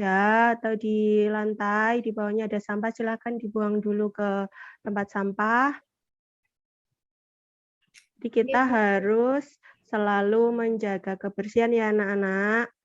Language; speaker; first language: Indonesian; native; Indonesian